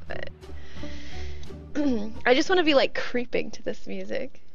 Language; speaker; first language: English; native; English